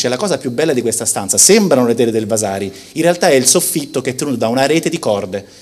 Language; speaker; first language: Italian; early bilingual, heritage; Italian